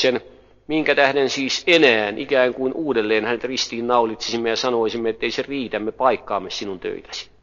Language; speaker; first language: Finnish; native; Finnish